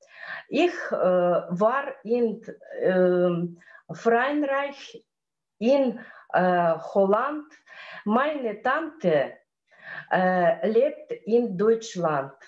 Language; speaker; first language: German; non-native, learner; Russian